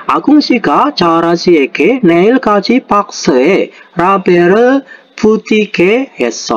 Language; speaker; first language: Korean; non-native, fluent; Indonesian